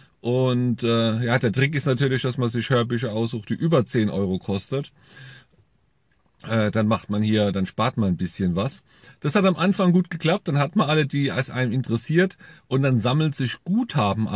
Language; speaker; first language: German; native; German